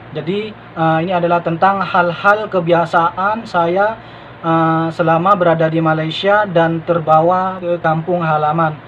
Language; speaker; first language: Indonesian; non-native, local second language; Madurese